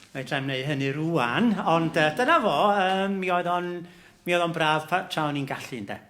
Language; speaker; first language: Welsh; native; Welsh